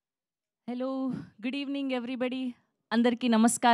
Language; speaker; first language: Telugu; native; Telugu